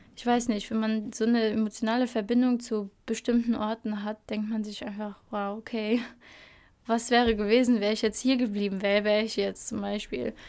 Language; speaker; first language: German; early bilingual, other home language; Albanian